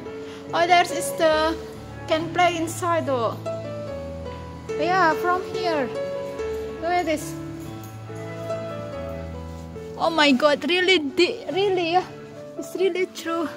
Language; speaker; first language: English; non-native, learner; Indonesian